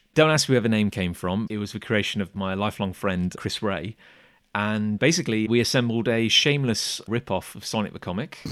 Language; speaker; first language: English; native; English